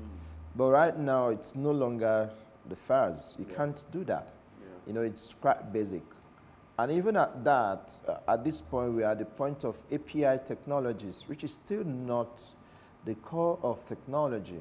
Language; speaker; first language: English; non-native, local second language; Igbo